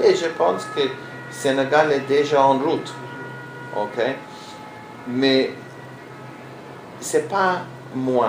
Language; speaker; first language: French; non-native, learner; Hebrew